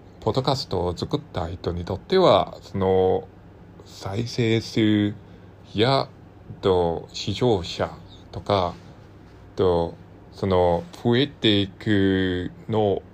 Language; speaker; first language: Japanese; non-native, learner; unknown